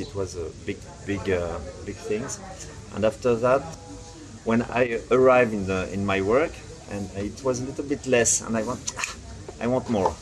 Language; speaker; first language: English; non-native, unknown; French